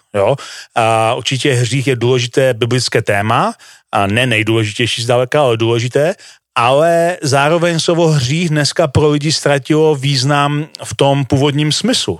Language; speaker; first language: Czech; native; Czech